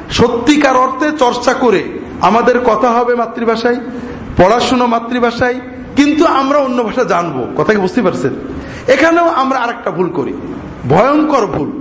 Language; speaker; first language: Bangla; native; Bangla